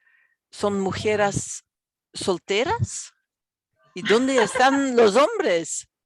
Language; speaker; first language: Spanish; non-native, fluent; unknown